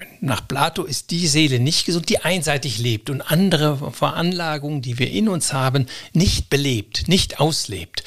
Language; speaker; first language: German; native; German